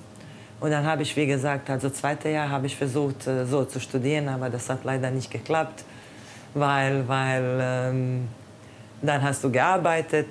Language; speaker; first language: German; non-native, fluent; Croatian